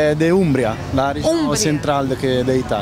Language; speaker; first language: Portuguese; non-native, learner; Italian